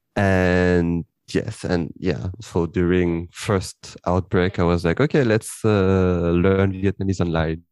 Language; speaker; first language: English; early bilingual, heritage; French